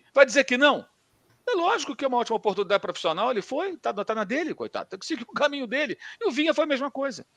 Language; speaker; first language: Portuguese; native; Portuguese